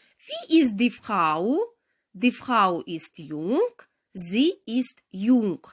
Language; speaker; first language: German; non-native, fluent; Ukrainian